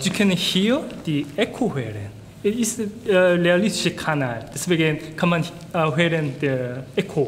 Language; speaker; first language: German; non-native, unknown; Korean